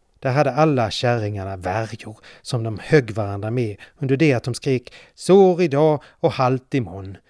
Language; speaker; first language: Swedish; native; Swedish